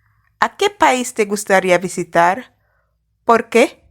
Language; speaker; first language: Spanish; non-native, fluent; English